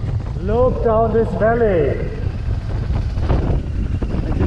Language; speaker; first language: English; non-native, fluent; German